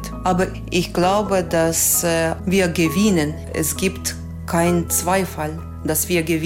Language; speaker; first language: German; non-native, fluent; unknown